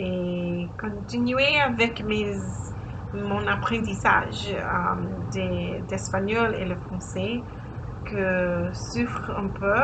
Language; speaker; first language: French; non-native, learner; English